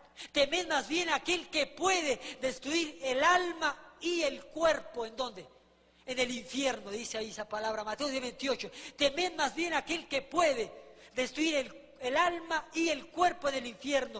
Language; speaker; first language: Spanish; native; Spanish